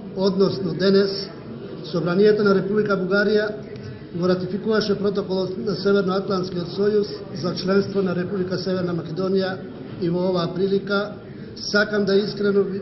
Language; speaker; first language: Macedonian; non-native, local second language; Albanian